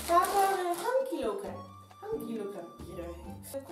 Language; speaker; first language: Korean; non-native, learner; Dutch